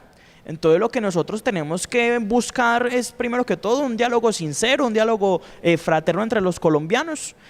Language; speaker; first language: Spanish; native; Spanish